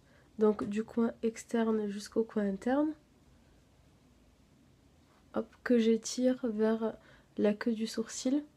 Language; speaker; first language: French; native; French